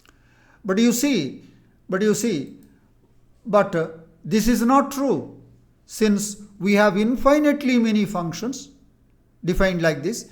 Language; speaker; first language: English; non-native, local second language; Telugu